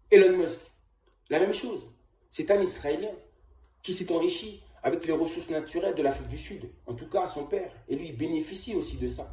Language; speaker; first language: French; non-native, local second language; Kongo